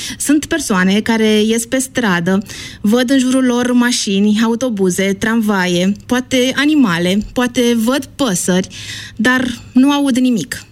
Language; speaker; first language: Romanian; native; Romanian